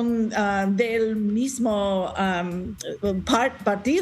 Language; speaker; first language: Spanish; non-native, learner; English